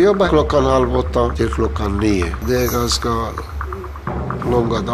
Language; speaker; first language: Swedish; non-native, learner; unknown